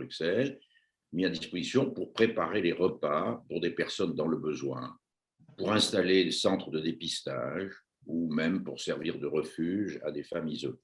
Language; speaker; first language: French; native; French